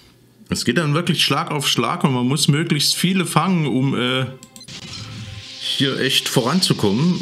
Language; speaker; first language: German; native; German